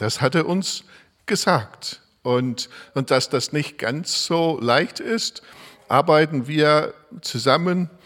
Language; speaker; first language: German; non-native, fluent; English